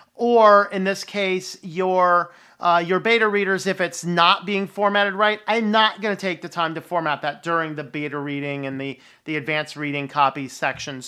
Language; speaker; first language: English; native; English